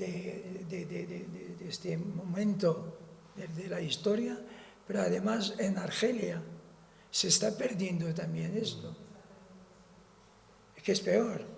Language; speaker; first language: Spanish; non-native, fluent; Arabic